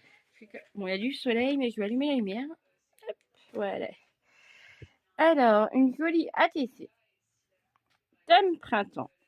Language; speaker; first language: French; native; French